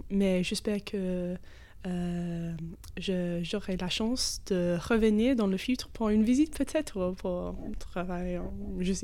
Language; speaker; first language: French; non-native, fluent; English